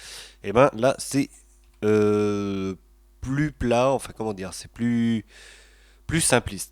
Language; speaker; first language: French; native; French